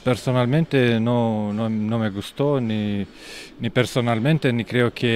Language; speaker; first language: Spanish; non-native, learner; Lithuanian